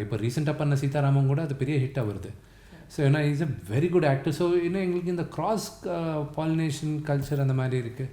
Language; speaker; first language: Tamil; non-native, local second language; Telugu